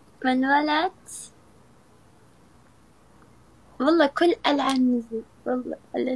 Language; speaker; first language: Arabic; non-native, learner; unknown